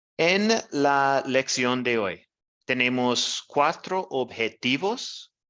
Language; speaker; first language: Spanish; non-native, learner; English